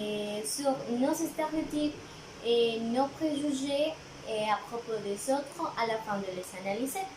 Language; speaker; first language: French; non-native, learner; Spanish